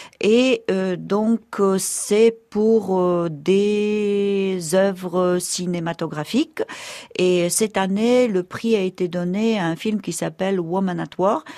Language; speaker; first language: French; non-native, fluent; Polish